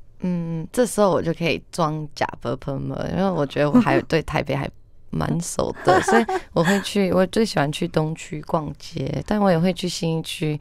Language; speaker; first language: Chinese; early bilingual, heritage; Chinese